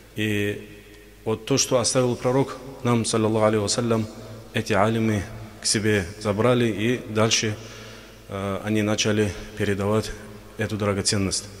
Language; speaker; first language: Russian; non-native, local second language; Avaric